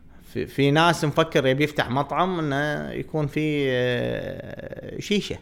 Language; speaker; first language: Arabic; native; Arabic